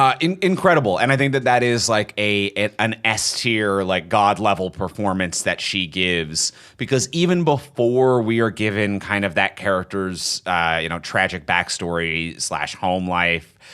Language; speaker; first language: English; native; English